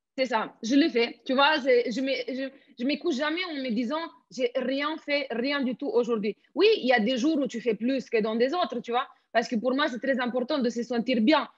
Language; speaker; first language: French; non-native, fluent; Romanian